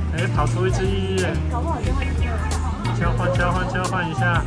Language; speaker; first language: Chinese; native; Chinese